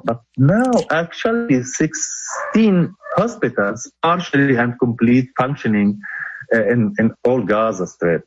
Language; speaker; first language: English; non-native, local second language; Arabic